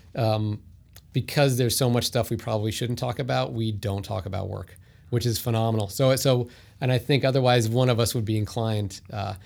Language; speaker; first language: English; native; English